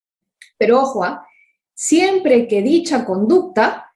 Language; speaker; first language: Spanish; native; Spanish